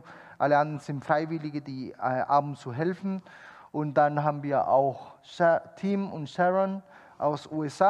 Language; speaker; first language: German; non-native, fluent; Spanish